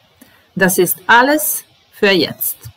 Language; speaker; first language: German; non-native, fluent; Serbian